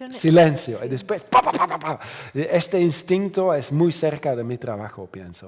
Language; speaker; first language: Spanish; non-native, fluent; Dutch